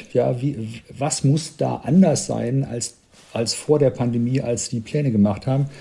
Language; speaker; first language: German; native; German